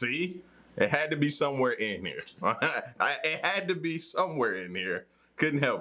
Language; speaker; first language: English; native; English